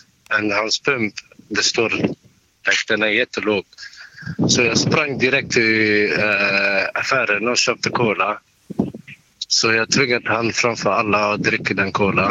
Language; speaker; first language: Swedish; non-native, learner; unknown